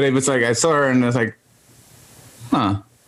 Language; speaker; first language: English; non-native, fluent; Norwegian